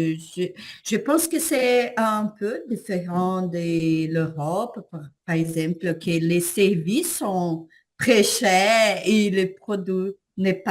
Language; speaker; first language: French; non-native, learner; Portuguese